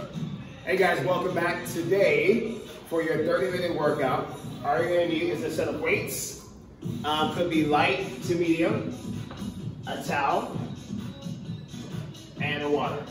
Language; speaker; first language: English; native; English